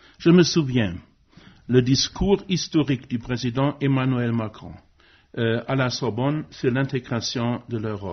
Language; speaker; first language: French; non-native, fluent; German